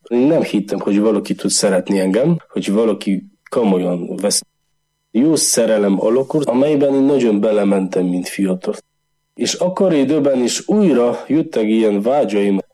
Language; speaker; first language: Hungarian; non-native, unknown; Polish